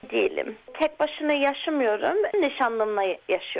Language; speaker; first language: Turkish; early bilingual, heritage; Turkish